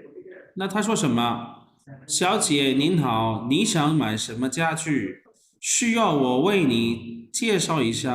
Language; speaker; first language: Chinese; non-native, fluent; Urdu